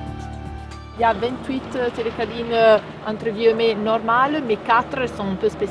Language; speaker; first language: French; non-native, fluent; Italian